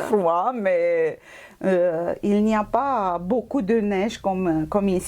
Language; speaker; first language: French; non-native, fluent; Romanian